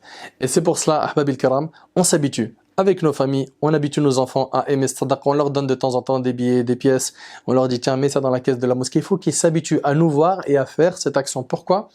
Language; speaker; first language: French; native; French